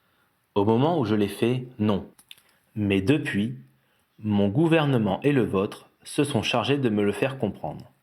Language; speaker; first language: French; native; French